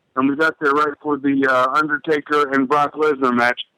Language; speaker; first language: English; native; English